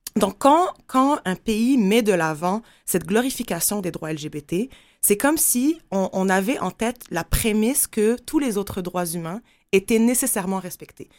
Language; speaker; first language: French; non-native, local second language; Arabic